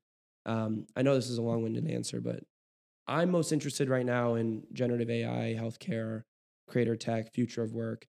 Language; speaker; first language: English; native; English